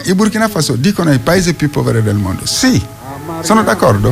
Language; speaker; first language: Italian; non-native, fluent; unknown